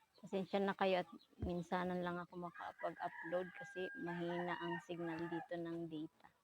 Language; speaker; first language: Filipino; native; Filipino